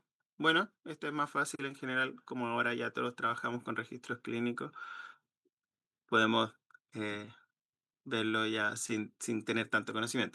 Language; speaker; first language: Spanish; native; Spanish